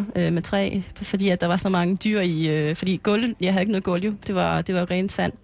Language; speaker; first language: Danish; non-native, fluent; French